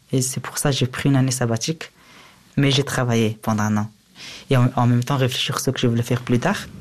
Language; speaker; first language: French; early bilingual, other home language; Persian